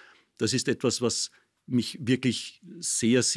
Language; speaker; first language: German; native; German